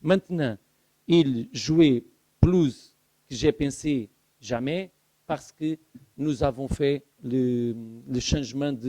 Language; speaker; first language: French; non-native, learner; Portuguese